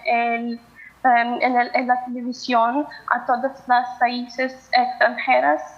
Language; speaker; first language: Spanish; non-native, fluent; Ukrainian